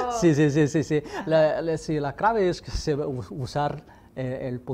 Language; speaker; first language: Spanish; non-native, fluent; Chinese